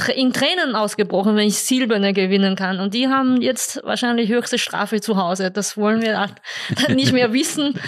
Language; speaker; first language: German; non-native, fluent; Chinese